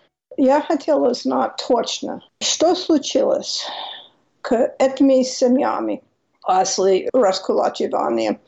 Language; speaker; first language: Russian; non-native, fluent; English